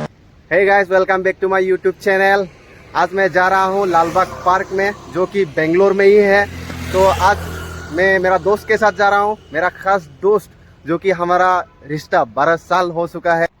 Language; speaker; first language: Hindi; non-native, local second language; Assamese